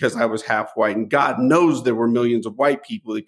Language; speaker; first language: English; native; English